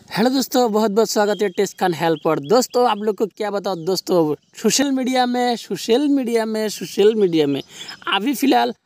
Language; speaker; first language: Hindi; native; Hindi